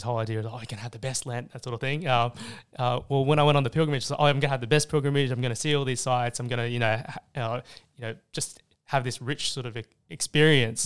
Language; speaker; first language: English; native; English